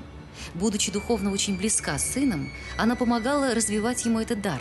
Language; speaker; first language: Russian; native; Russian